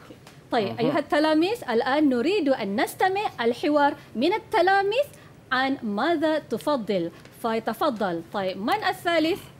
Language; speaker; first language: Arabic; non-native, fluent; Malay